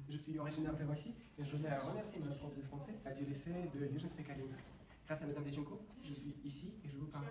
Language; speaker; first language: French; non-native, fluent; Russian